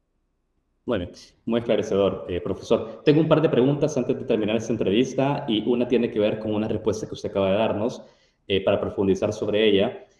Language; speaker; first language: Spanish; native; Spanish